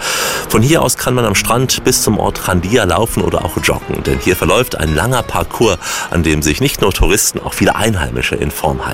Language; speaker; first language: German; native; German